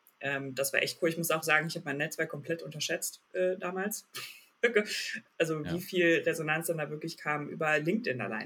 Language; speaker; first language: German; native; German